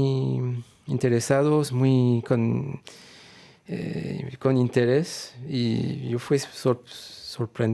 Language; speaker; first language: Spanish; non-native, fluent; French